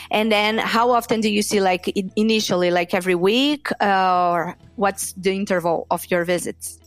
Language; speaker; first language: English; non-native, fluent; Portuguese